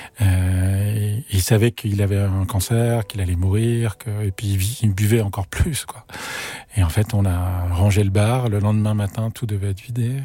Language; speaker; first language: French; native; French